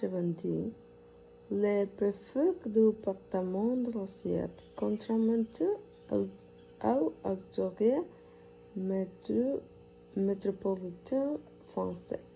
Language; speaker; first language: French; non-native, learner; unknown